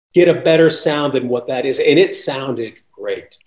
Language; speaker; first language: English; native; English